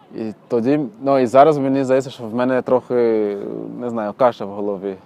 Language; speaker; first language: Ukrainian; non-native, fluent; Portuguese